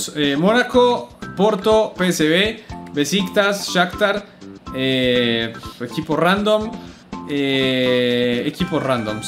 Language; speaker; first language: Spanish; native; Spanish